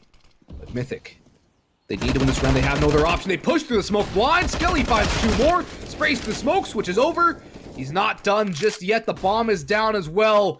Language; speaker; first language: English; native; English